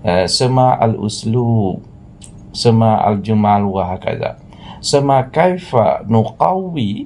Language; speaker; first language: Arabic; non-native, fluent; Malay